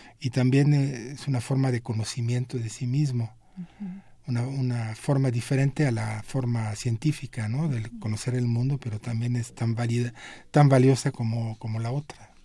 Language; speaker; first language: Spanish; non-native, fluent; French